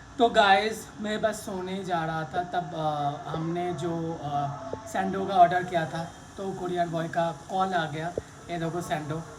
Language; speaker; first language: Hindi; non-native, local second language; Bangla